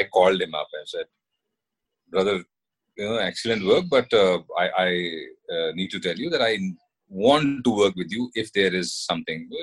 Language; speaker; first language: English; non-native, local second language; Hindi